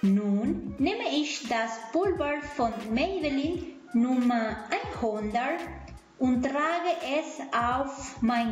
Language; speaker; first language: German; non-native, fluent; Spanish